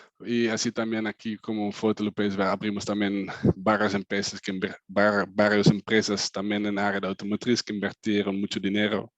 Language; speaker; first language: Spanish; non-native, fluent; Dutch